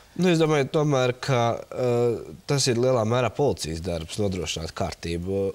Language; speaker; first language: Latvian; native; Latvian